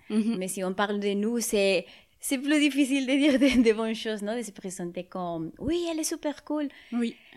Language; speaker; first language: French; non-native, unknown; Spanish